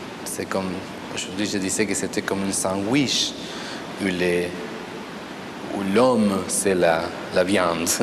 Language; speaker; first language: French; non-native, fluent; Spanish